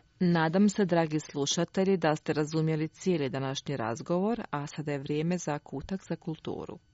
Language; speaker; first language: Croatian; native; Croatian